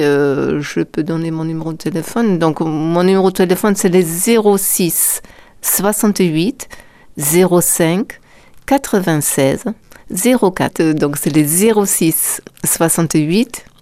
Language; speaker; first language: French; non-native, fluent; German